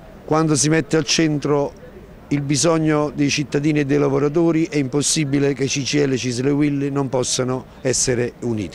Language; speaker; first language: Italian; native; Italian